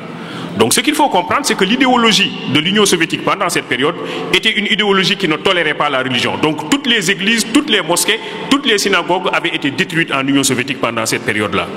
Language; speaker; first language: French; non-native, local second language; Wolof